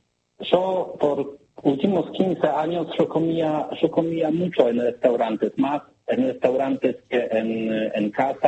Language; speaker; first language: Spanish; non-native, learner; Polish